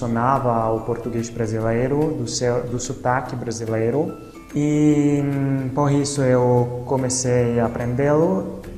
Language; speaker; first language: Portuguese; non-native, fluent; Italian